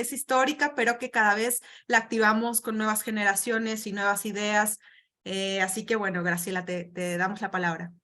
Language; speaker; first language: Spanish; native; Spanish